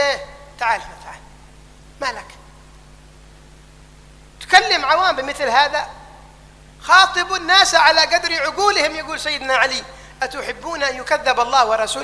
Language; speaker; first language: Arabic; native; Arabic